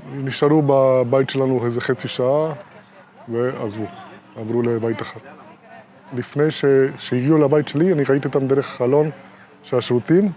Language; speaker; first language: Hebrew; non-native, fluent; Spanish